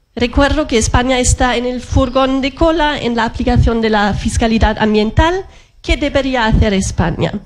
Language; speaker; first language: Spanish; non-native, fluent; German